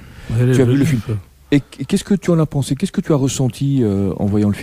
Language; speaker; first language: French; native; French